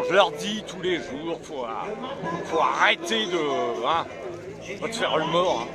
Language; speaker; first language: French; native; French